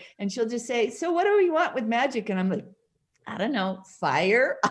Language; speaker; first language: English; native; English